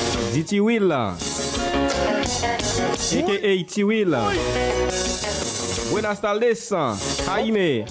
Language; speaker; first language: Spanish; non-native, learner; Haitian Creole